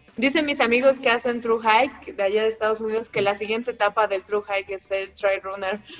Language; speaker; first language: Spanish; native; Spanish